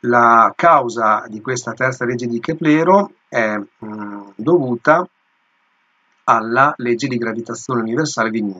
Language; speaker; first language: Italian; native; Italian